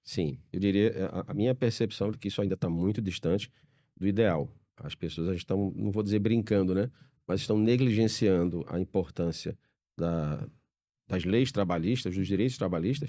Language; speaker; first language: Portuguese; native; Portuguese